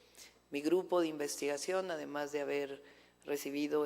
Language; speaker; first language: Spanish; native; Spanish